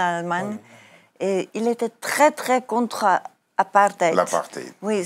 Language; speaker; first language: French; non-native, learner; Afrikaans